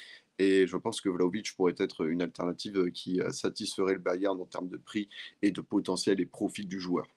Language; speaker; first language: French; native; French